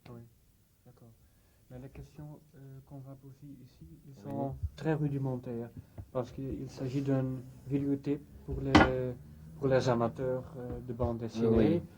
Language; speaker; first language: French; non-native, fluent; Dutch